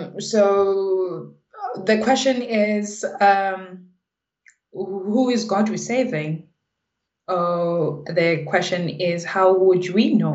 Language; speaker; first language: English; non-native, local second language; Zulu